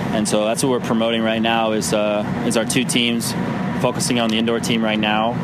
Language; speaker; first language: English; native; English